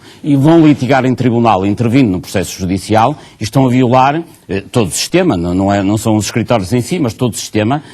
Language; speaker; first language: Portuguese; native; Portuguese